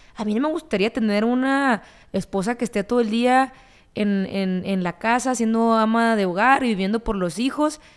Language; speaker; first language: Spanish; native; Spanish